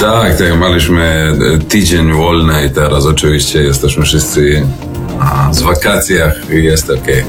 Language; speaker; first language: Polish; non-native, learner; Serbian